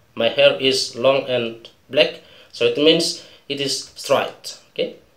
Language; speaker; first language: English; non-native, fluent; Indonesian